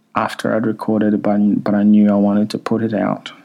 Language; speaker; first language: English; early bilingual, other home language; Swahili